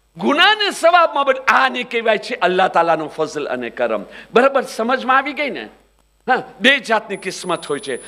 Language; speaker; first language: Gujarati; early bilingual, heritage; Gujarati